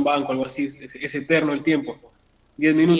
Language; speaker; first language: Spanish; native; Spanish